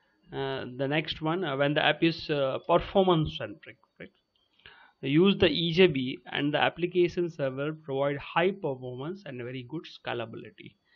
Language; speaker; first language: English; non-native, local second language; Gujarati